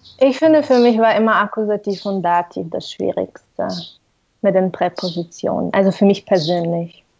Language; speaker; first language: German; non-native, fluent; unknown